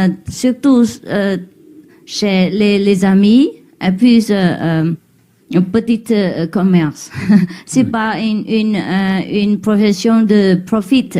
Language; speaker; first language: French; non-native, fluent; Vietnamese